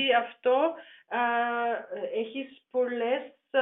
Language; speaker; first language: Greek; non-native, learner; German